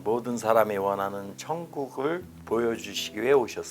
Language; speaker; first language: Korean; native; Korean